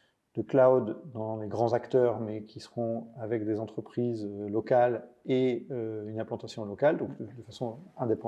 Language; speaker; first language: French; native; French